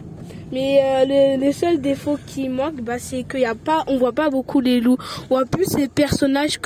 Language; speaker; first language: French; native; French